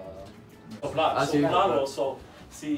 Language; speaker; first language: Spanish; non-native, learner; English